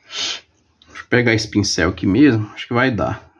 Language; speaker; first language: Portuguese; native; Portuguese